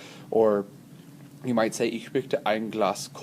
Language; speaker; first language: German; non-native, fluent; English